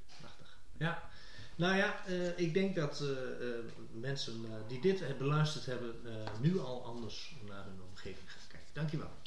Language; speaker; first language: Dutch; native; Dutch